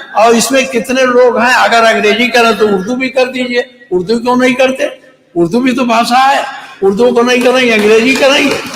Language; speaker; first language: Hindi; native; Hindi